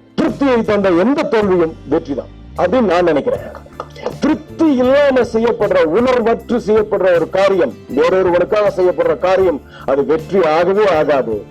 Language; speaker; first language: Tamil; native; Tamil